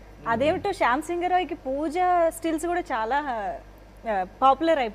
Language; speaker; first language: Telugu; native; Telugu